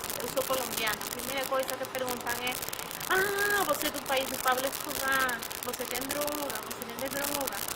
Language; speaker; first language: Portuguese; non-native, fluent; Spanish